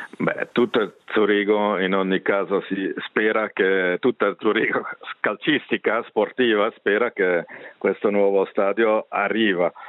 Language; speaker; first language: Italian; non-native, local second language; German